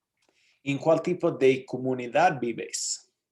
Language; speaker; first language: Spanish; non-native, fluent; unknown